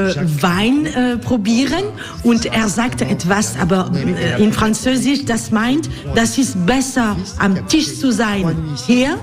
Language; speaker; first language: German; non-native, learner; French